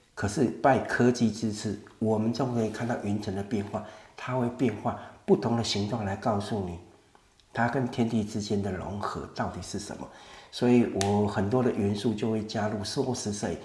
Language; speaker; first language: Chinese; native; Chinese